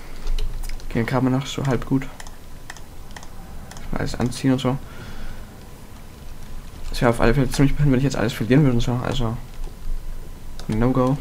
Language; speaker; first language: German; native; German